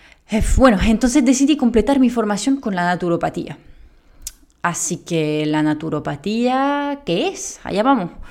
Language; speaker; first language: Spanish; non-native, fluent; French